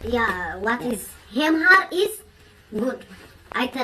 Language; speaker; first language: English; non-native, learner; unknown